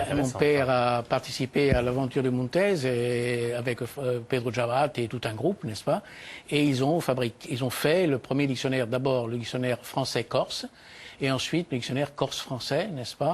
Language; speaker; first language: French; native; French